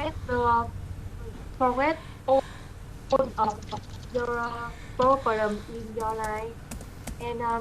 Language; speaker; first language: English; non-native, learner; Vietnamese